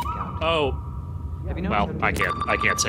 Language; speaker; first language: English; native; English